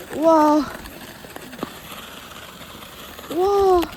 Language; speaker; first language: Korean; native; Korean